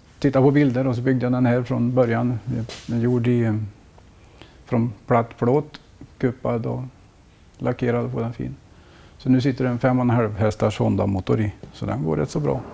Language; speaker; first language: Swedish; native; Swedish